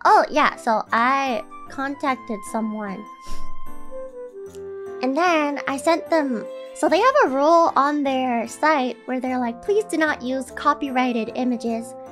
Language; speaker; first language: English; native; English